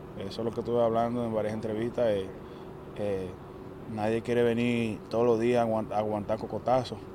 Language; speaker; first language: Spanish; native; Spanish